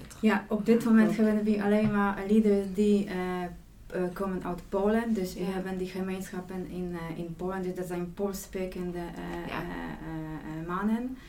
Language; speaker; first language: Dutch; non-native, fluent; Polish